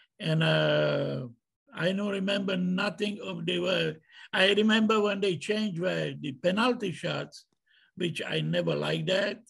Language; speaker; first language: English; non-native, learner; Czech